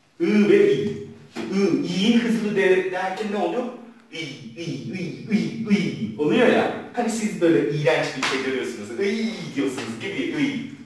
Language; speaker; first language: Turkish; non-native, fluent; Korean